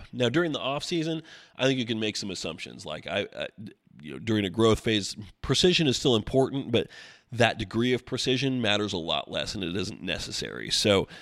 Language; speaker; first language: English; native; English